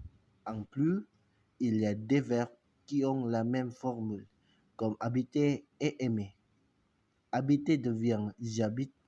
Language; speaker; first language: French; non-native, learner; Indonesian